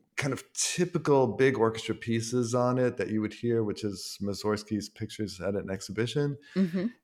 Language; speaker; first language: English; native; English